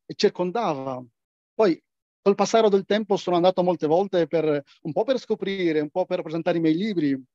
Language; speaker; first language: Italian; non-native, fluent; Persian